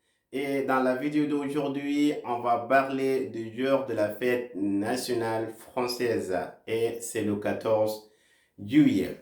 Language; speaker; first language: French; non-native, fluent; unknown